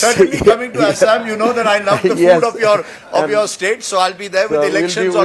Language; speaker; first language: English; native; English